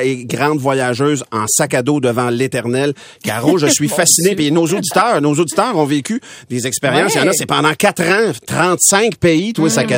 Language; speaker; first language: French; native; French